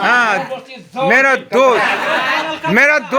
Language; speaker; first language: Hindi; non-native, local second language; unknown